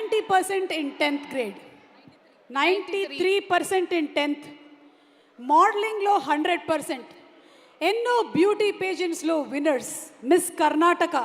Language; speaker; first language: Telugu; native; Telugu